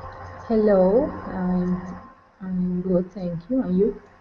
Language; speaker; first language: English; non-native, learner; Spanish